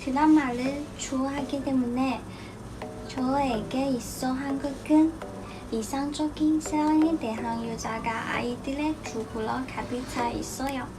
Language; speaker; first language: Korean; non-native, learner; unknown